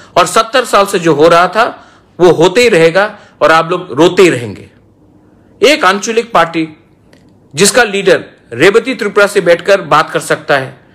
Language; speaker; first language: Hindi; non-native, local second language; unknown